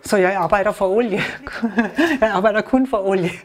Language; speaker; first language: Danish; non-native, learner; German